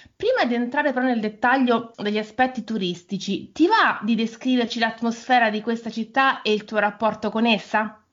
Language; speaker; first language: Italian; native; Italian